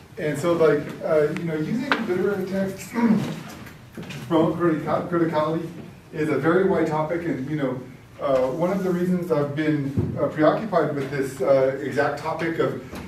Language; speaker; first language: English; early bilingual, other home language; Spanish